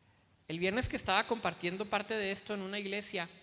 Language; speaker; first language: Spanish; native; Spanish